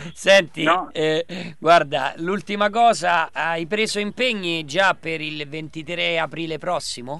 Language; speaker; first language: Italian; native; Italian